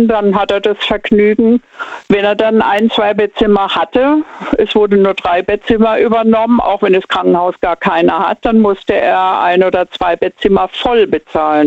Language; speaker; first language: German; native; German